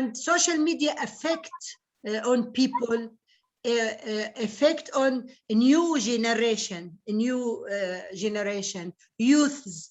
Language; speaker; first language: English; non-native, learner; Arabic